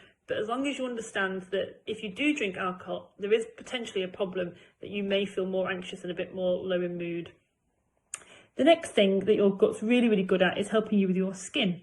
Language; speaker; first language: English; native; English